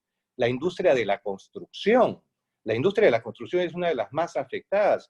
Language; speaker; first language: Spanish; native; Spanish